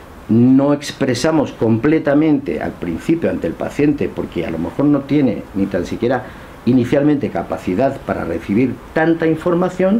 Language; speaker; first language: Spanish; native; Spanish